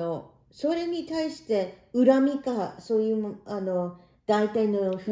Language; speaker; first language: Japanese; early bilingual, heritage; Japanese